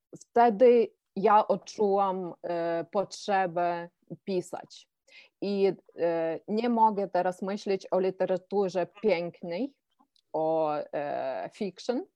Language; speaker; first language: Polish; non-native, fluent; Ukrainian